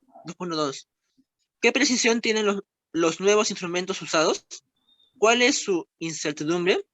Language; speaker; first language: Spanish; native; Spanish